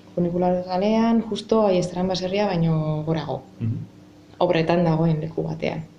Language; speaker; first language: Basque; non-native, local second language; Spanish